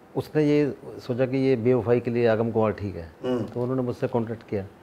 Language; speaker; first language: Hindi; native; Hindi